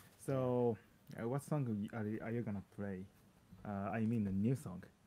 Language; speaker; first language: English; non-native, learner; Japanese